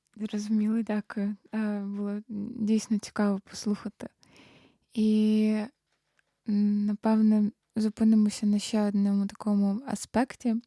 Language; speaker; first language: Ukrainian; native; Ukrainian